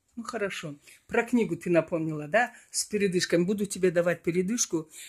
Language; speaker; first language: Russian; non-native, local second language; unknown